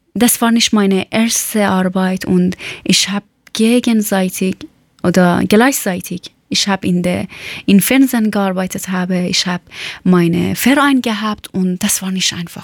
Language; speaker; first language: German; non-native, learner; Persian